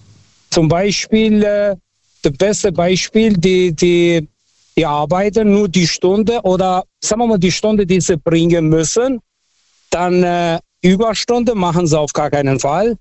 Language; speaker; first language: German; early bilingual, other home language; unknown